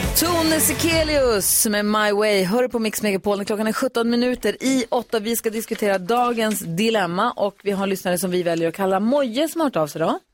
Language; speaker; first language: Swedish; native; Swedish